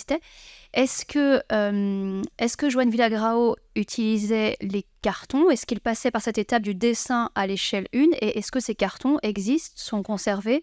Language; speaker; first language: French; native; French